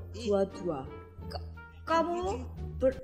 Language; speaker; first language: Indonesian; non-native, fluent; Korean